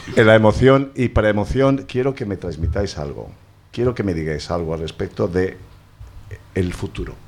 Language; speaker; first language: Spanish; native; Spanish